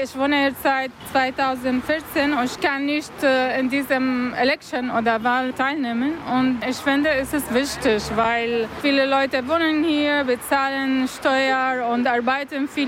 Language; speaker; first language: German; non-native, learner; Arabic